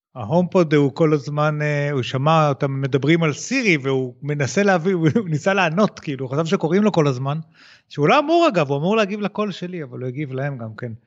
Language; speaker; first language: Hebrew; native; Hebrew